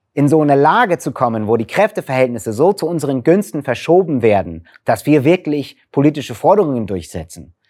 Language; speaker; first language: German; non-native, fluent; English